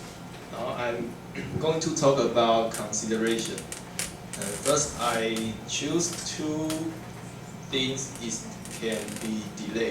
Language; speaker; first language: English; non-native, learner; Chinese